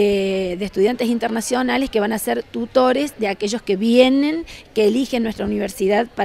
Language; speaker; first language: Spanish; native; Spanish